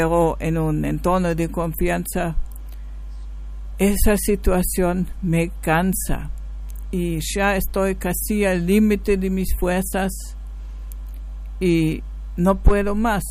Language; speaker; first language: Spanish; native; Spanish